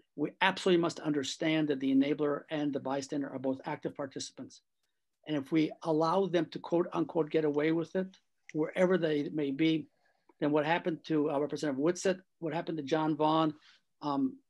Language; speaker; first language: English; native; English